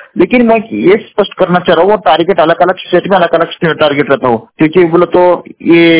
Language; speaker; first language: Hindi; non-native, local second language; Kannada